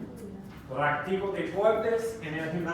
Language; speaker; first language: Spanish; non-native, fluent; English